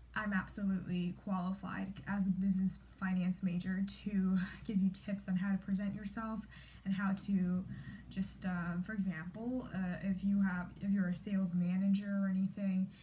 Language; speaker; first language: English; early bilingual, other home language; Chinese